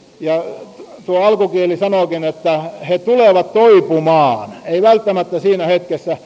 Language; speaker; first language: Finnish; native; Finnish